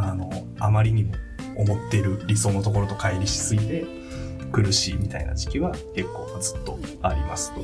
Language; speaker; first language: Japanese; native; Japanese